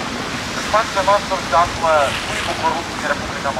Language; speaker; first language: Russian; non-native, local second language; Romanian